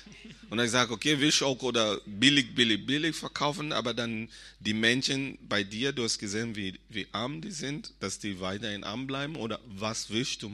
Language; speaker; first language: German; non-native, fluent; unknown